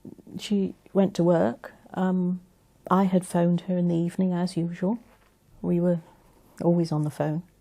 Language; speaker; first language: English; native; English